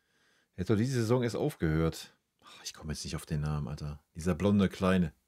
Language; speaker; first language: German; native; German